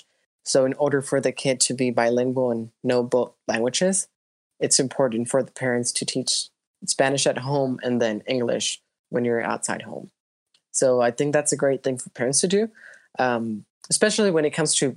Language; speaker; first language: English; early bilingual, other home language; Spanish